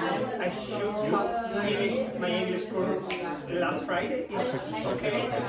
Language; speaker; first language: English; non-native, learner; Spanish